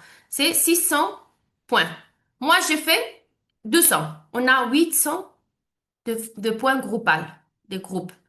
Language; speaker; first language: French; non-native, learner; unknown